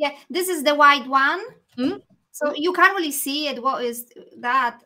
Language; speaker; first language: English; non-native, fluent; Polish